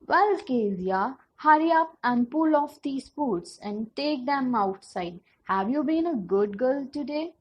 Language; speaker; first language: English; non-native, local second language; Punjabi